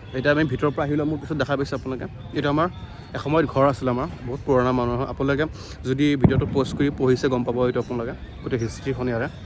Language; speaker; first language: Assamese; native; Assamese